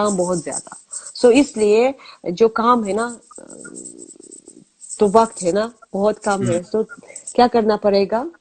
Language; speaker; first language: Hindi; non-native, learner; Azerbaijani